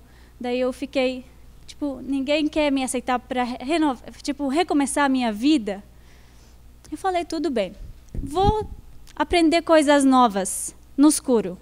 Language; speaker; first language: Portuguese; non-native, fluent; Arabic